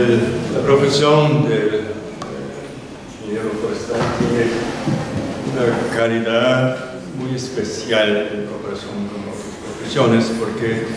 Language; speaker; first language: Spanish; non-native, fluent; German